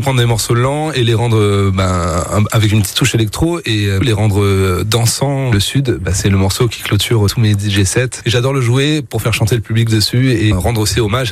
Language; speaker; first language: French; native; French